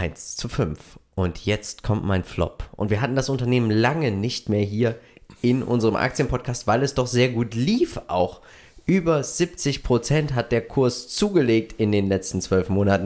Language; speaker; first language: German; native; German